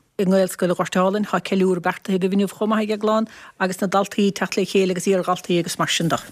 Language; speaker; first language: Irish; native; Irish